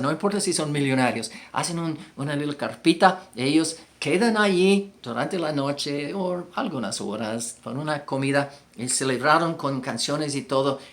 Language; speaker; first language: Spanish; non-native, fluent; English